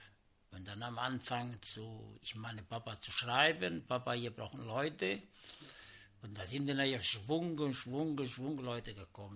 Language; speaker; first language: German; non-native, learner; Italian